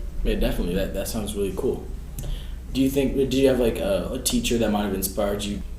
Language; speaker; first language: English; native; English